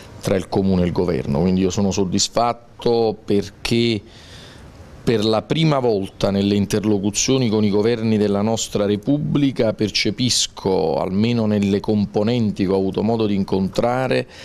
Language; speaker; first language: Italian; native; Italian